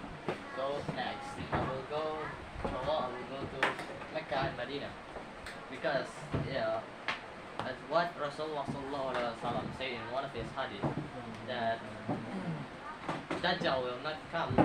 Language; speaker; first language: English; non-native, learner; Indonesian